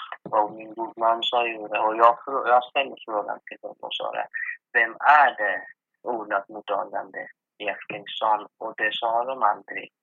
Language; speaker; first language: Swedish; non-native, fluent; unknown